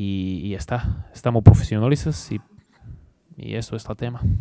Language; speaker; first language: Spanish; non-native, learner; Bulgarian